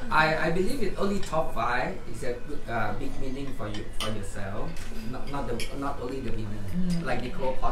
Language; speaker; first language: English; non-native, learner; Thai